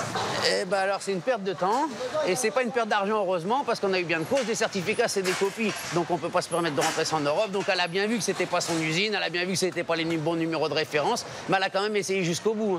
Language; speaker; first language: French; native; French